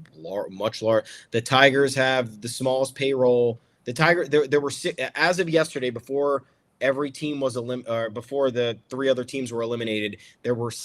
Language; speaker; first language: English; native; English